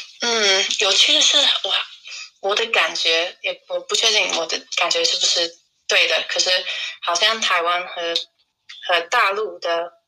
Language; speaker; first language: Chinese; non-native, fluent; English